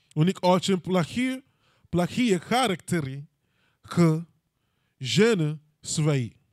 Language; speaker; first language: Russian; non-native, learner; English